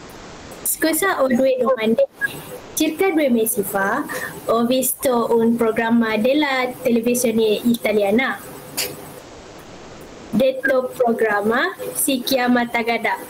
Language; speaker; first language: Italian; non-native, learner; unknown